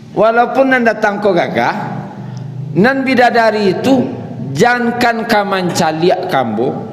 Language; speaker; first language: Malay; non-native, local second language; Minangkabau